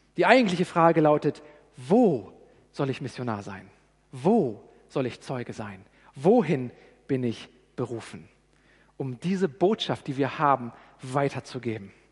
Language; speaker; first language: German; native; German